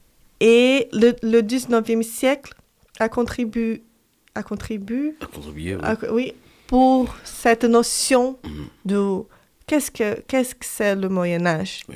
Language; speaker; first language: French; non-native, fluent; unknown